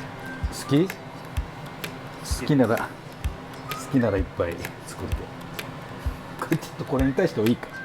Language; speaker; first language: Japanese; native; Japanese